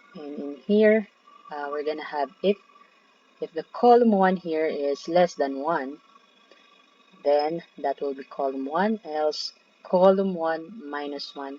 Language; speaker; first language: English; non-native, local second language; Filipino